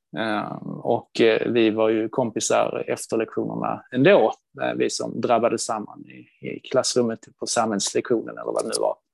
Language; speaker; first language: Swedish; early bilingual, other home language; Hebrew